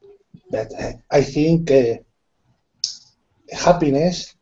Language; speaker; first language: English; non-native, learner; Spanish